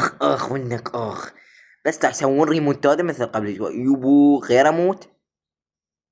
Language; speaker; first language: Arabic; native; Arabic